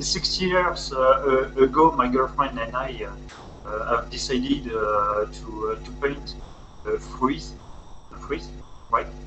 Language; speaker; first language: English; non-native, learner; French